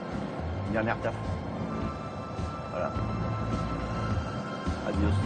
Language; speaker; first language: French; native; French